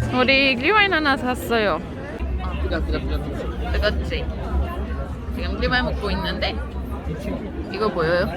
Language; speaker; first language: Korean; early bilingual, heritage; German